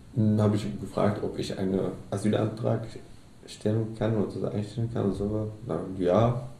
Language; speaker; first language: German; non-native, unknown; Arabic